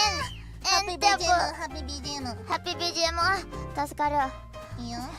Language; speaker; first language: Japanese; non-native, learner; Indonesian